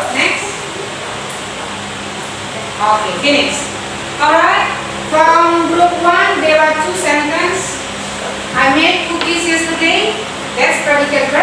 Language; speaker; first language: English; non-native, learner; Indonesian